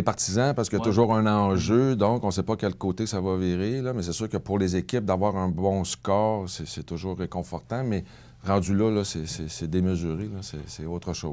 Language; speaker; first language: French; native; French